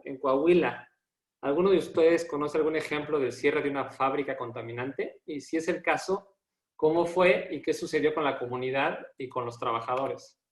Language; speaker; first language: Spanish; native; Spanish